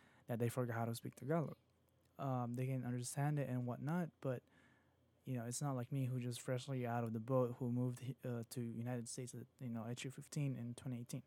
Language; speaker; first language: English; non-native, local second language; Filipino